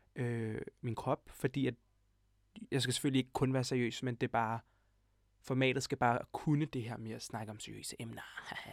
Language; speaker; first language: Danish; early bilingual, other home language; Serbian